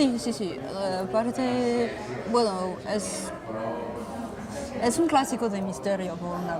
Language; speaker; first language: Spanish; non-native, fluent; French